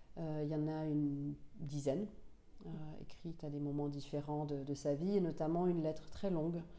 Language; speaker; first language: French; non-native, local second language; Finnish